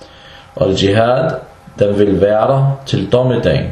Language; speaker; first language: Danish; early bilingual, other home language; Arabic